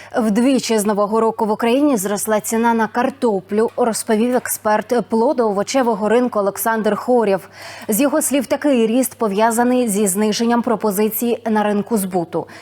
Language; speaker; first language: Ukrainian; native; Ukrainian